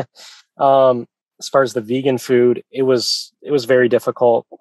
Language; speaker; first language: English; native; English